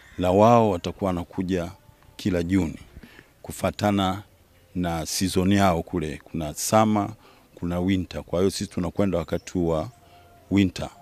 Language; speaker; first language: Swahili; native; Swahili